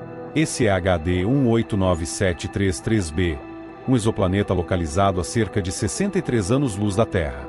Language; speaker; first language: Portuguese; native; Portuguese